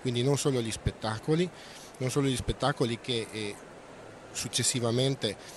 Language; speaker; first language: Italian; native; Italian